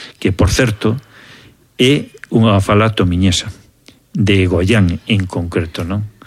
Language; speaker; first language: Galician; native; Galician